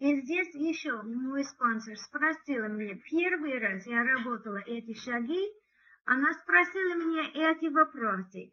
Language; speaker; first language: Russian; non-native, learner; English